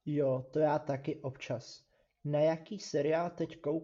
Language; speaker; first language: Czech; non-native, fluent; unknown